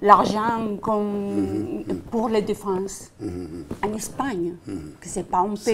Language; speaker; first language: French; non-native, fluent; Spanish